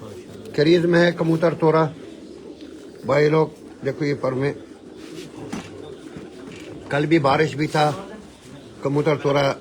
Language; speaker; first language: Hindi; non-native, learner; Arabic